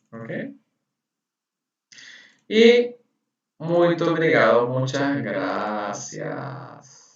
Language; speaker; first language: Portuguese; non-native, fluent; Spanish